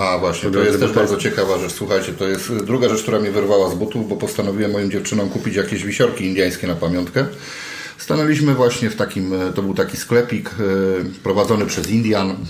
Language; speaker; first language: Polish; native; Polish